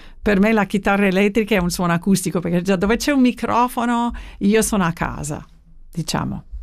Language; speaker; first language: Italian; non-native, fluent; English